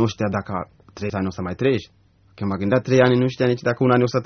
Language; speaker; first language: Romanian; non-native, learner; Rundi